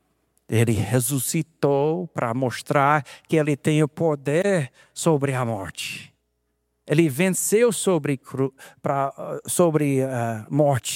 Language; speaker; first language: Portuguese; non-native, fluent; English